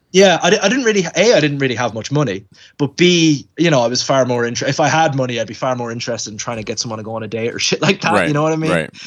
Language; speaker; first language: English; native; English